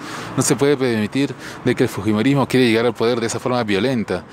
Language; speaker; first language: Spanish; native; Spanish